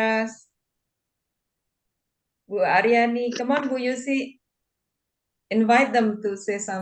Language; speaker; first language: English; non-native, fluent; Indonesian